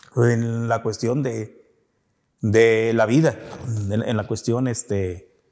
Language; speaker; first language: Spanish; native; Spanish